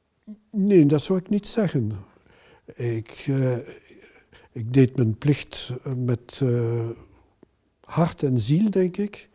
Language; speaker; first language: Dutch; non-native, local second language; French